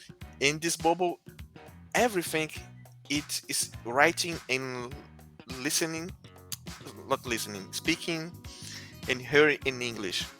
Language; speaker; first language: English; non-native, learner; Portuguese